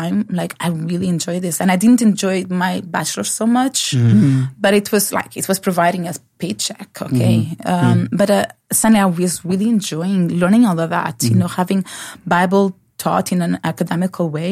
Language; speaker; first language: English; non-native, fluent; Portuguese